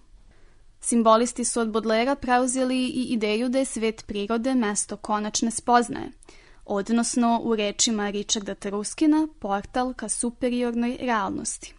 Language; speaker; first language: Serbian; native; Serbian